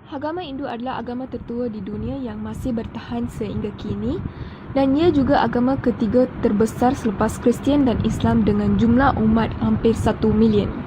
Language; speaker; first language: Malay; non-native, local second language; Tamil